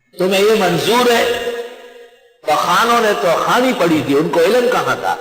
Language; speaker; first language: Urdu; non-native, local second language; Pashto